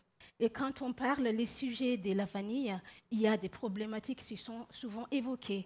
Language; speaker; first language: French; non-native, local second language; Malagasy